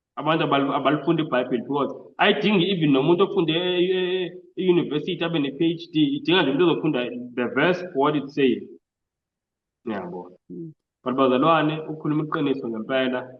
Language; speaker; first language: Zulu; non-native, local second language; Xhosa